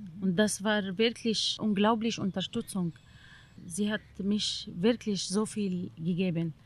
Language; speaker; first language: German; non-native, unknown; Arabic